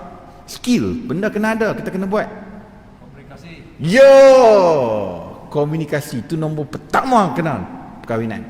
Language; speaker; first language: Malay; native; Malay